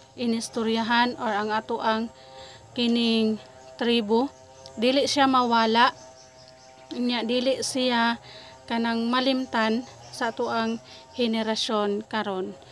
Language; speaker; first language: Cebuano; non-native, local second language; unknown